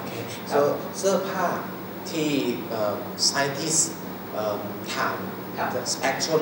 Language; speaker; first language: Thai; non-native, learner; Chinese